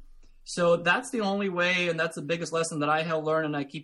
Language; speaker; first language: English; non-native, fluent; Latvian